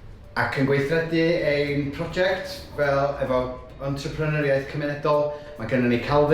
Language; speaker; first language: Welsh; native; Welsh